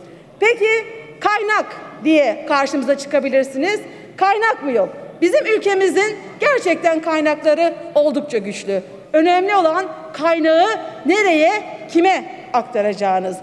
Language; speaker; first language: Turkish; native; Turkish